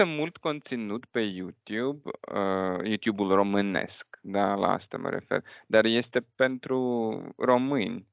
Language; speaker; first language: Romanian; non-native, fluent; Russian